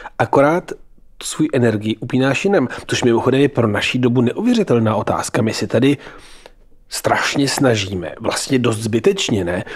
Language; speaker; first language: Czech; early bilingual, heritage; Czech